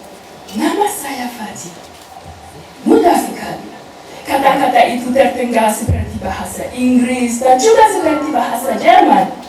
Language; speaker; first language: Indonesian; non-native, learner; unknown